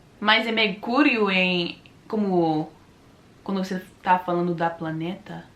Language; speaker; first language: Portuguese; non-native, learner; English